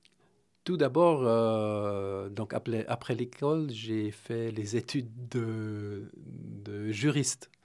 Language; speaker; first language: French; non-native, fluent; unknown